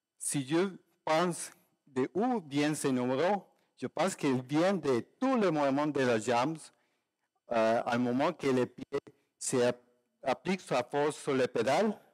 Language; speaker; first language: French; non-native, learner; Spanish